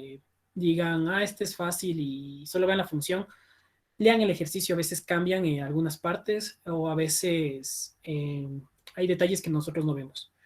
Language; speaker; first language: Spanish; native; Spanish